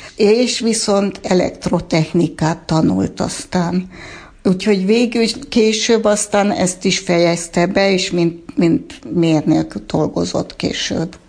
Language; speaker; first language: Hungarian; early bilingual, heritage; Hungarian